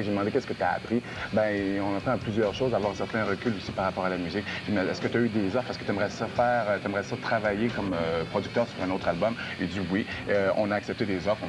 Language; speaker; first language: French; native; French